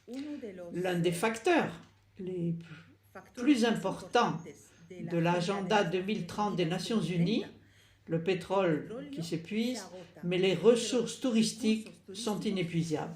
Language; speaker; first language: French; non-native, fluent; Arabic